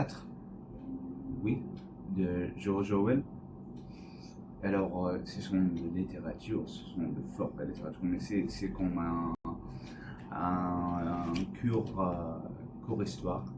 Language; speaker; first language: French; non-native, learner; English